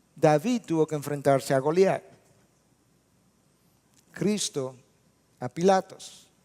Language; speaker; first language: Spanish; native; Spanish